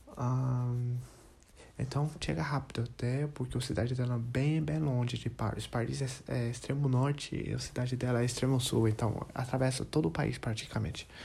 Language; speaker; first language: Portuguese; non-native, learner; English